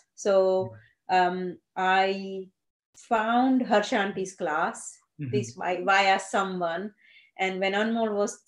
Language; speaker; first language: English; non-native, local second language; Gujarati